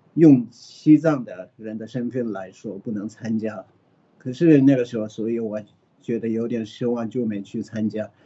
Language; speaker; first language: Chinese; early bilingual, other home language; Tibetan